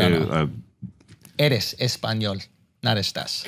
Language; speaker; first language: Spanish; non-native, learner; English